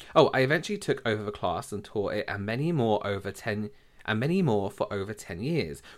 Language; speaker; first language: English; native; English